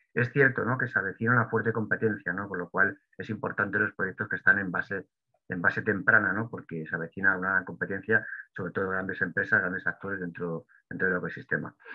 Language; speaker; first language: Spanish; native; Spanish